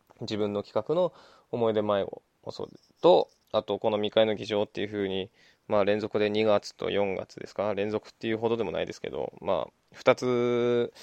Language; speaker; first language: Japanese; native; Japanese